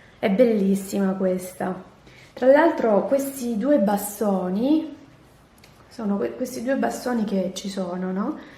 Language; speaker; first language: Italian; native; Italian